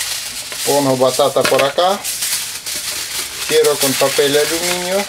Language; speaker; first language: Spanish; non-native, fluent; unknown